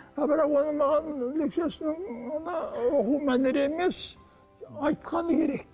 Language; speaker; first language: Kazakh; native; Kazakh